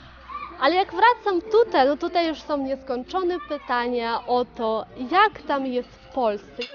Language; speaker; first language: Polish; early bilingual, heritage; Polish